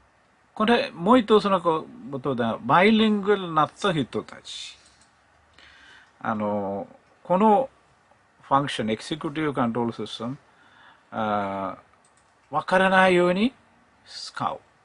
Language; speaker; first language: Japanese; non-native, learner; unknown